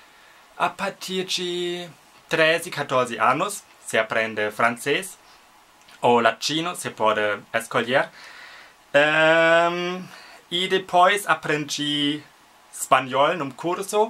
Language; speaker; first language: Portuguese; non-native, fluent; German